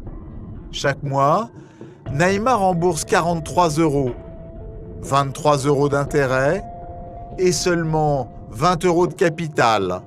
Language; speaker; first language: French; native; French